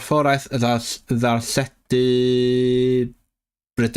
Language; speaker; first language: Welsh; non-native, learner; Cantonese